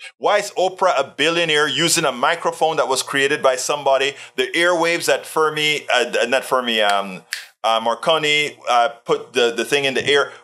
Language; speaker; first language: English; native; English